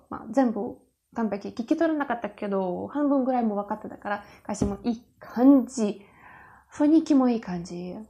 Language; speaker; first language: Japanese; non-native, learner; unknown